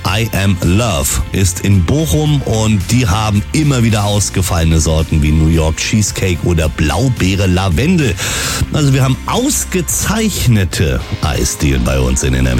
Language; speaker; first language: German; native; German